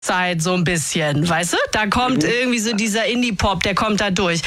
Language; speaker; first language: German; native; German